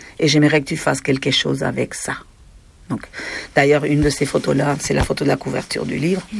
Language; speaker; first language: French; non-native, fluent; Spanish